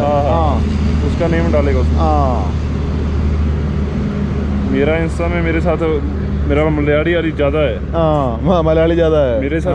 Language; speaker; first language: Hindi; non-native, local second language; Punjabi